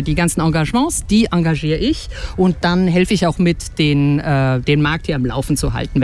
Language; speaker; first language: German; native; German